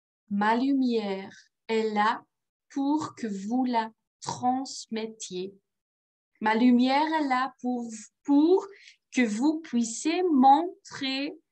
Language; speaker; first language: French; non-native, fluent; Dutch